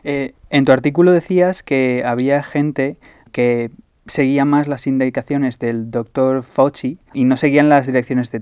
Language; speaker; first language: Spanish; native; Spanish